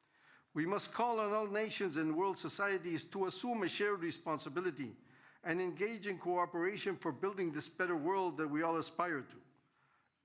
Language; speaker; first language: English; non-native, fluent; Spanish